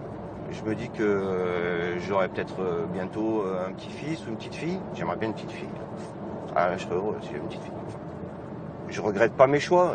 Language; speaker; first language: French; native; French